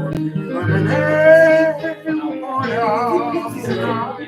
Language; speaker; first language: Russian; native; Russian